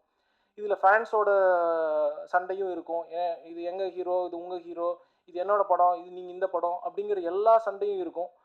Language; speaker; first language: Tamil; native; Tamil